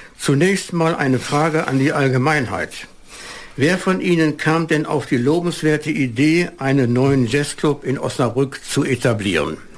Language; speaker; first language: German; native; German